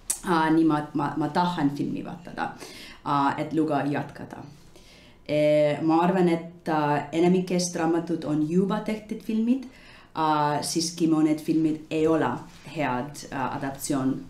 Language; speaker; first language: Estonian; non-native, learner; English